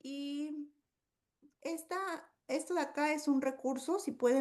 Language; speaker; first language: Spanish; native; Spanish